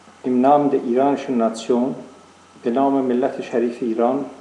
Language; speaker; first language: German; non-native, fluent; Persian